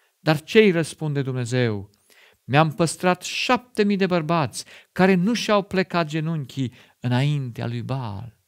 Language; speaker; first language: Romanian; non-native, fluent; German